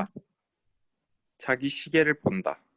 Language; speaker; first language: Korean; native; Korean